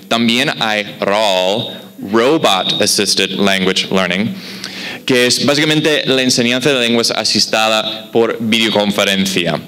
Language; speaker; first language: Spanish; non-native, fluent; English